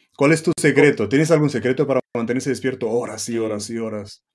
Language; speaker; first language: Spanish; non-native, fluent; Romanian